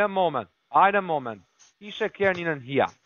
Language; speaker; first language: German; non-native, learner; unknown